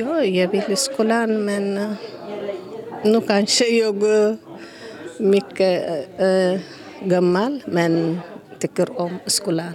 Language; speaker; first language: Swedish; non-native, learner; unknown